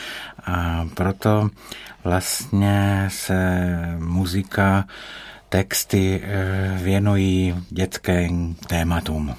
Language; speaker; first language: Czech; native; Czech